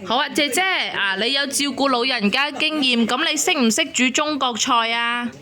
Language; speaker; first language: Cantonese; native; Cantonese